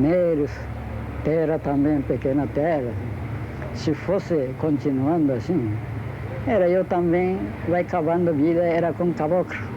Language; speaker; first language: Portuguese; non-native, learner; Japanese